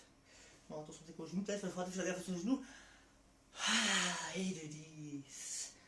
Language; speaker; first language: French; native; French